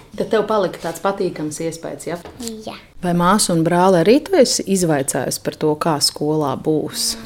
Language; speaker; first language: Latvian; native; Latvian